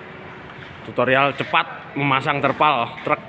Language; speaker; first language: Indonesian; non-native, local second language; Javanese